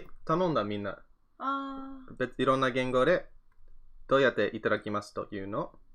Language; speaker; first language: Japanese; non-native, learner; English